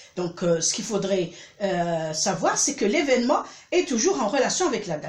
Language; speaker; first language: French; non-native, local second language; Arabic